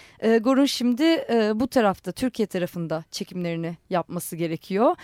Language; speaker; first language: Turkish; non-native, local second language; Armenian